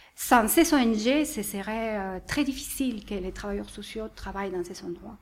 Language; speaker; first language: French; non-native, fluent; Spanish